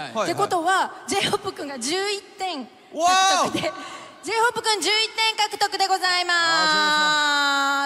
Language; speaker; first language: Japanese; native; Japanese